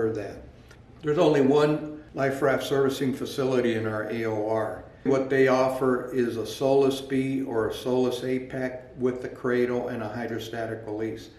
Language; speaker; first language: English; native; English